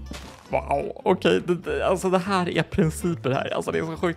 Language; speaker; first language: Swedish; native; Swedish